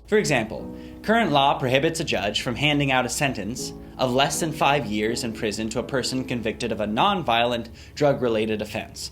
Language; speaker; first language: English; native; English